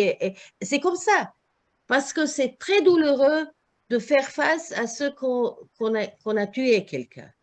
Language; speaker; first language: French; non-native, learner; Croatian